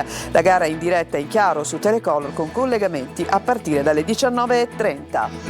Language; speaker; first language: Italian; native; Italian